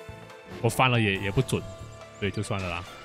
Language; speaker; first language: Chinese; native; Chinese